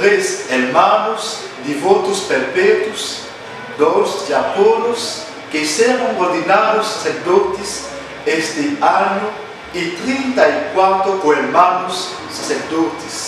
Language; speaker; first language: Spanish; non-native, fluent; Haitian Creole